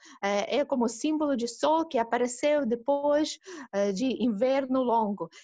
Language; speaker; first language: Portuguese; non-native, fluent; Russian